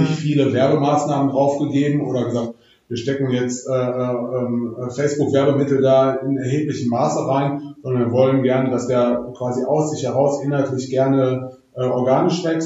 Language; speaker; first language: German; native; German